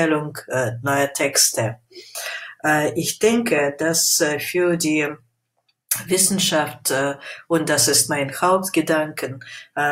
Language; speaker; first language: German; non-native, fluent; Russian